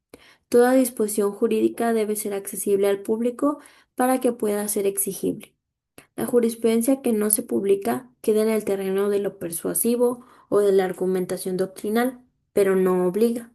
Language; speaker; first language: Spanish; native; Spanish